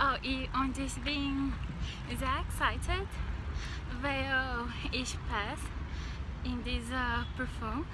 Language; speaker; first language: German; non-native, learner; Portuguese